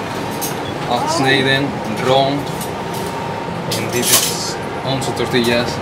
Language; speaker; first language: Dutch; non-native, learner; Spanish